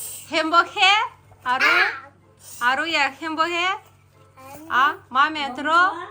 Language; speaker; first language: Korean; non-native, learner; Kazakh